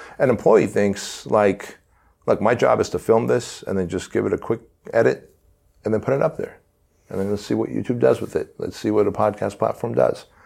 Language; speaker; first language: English; early bilingual, other home language; Armenian